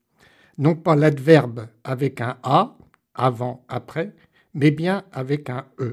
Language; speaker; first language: French; native; French